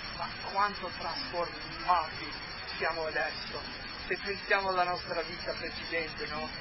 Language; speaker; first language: Italian; non-native, fluent; English